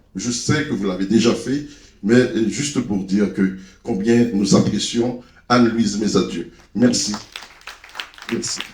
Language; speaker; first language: French; non-native, local second language; Haitian Creole